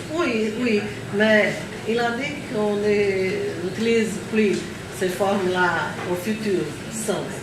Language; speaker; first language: French; non-native, fluent; Portuguese